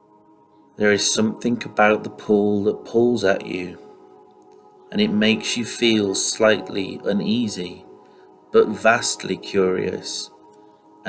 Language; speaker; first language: English; native; English